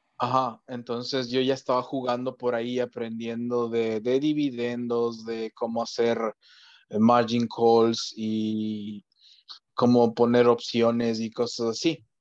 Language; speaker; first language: Spanish; native; Spanish